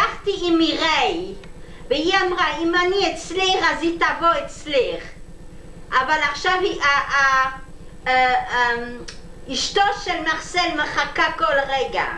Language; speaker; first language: Hebrew; non-native, learner; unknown